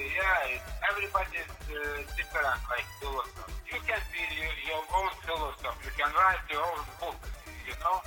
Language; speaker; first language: English; non-native, learner; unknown